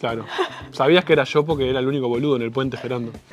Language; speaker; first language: Spanish; native; Spanish